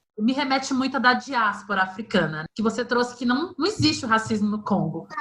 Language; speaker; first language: Portuguese; native; Portuguese